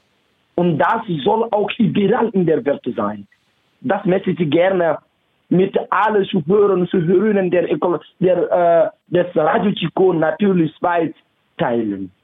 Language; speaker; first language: German; non-native, fluent; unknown